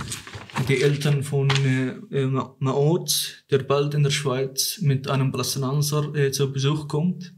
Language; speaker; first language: German; non-native, fluent; Arabic